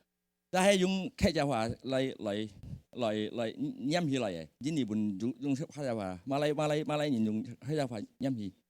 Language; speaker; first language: Chinese; early bilingual, heritage; Hakka Chinese